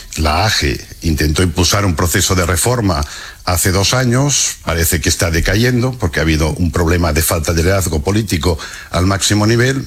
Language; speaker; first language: Spanish; native; Spanish